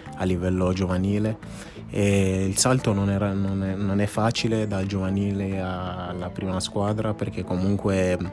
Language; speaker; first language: Italian; early bilingual, other home language; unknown